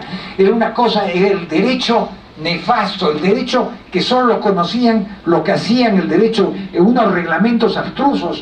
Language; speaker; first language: Spanish; native; Spanish